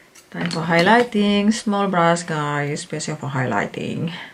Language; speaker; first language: English; non-native, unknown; Indonesian